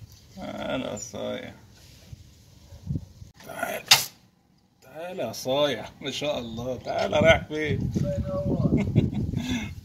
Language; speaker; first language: Arabic; native; Arabic